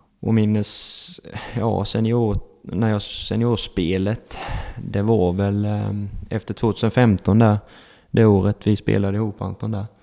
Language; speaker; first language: Swedish; native; Swedish